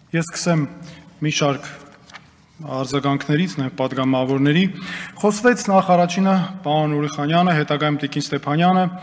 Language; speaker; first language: Armenian; native; Armenian